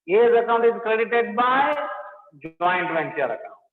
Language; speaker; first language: English; non-native, local second language; Kannada